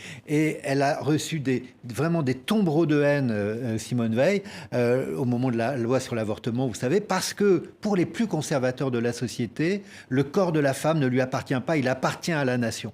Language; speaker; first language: French; native; French